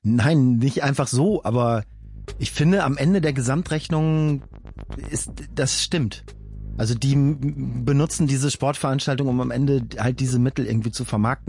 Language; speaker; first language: German; native; German